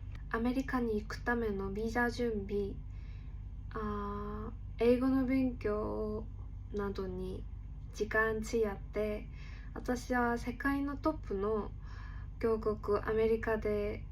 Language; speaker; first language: Japanese; non-native, learner; Korean